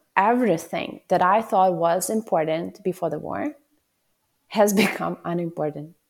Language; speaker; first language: English; non-native, fluent; Ukrainian